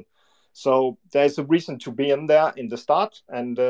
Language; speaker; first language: English; non-native, fluent; Danish